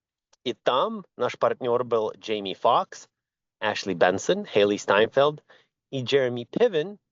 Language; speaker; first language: Russian; early bilingual, other home language; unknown